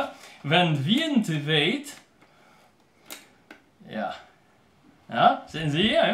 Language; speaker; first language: German; non-native, fluent; Polish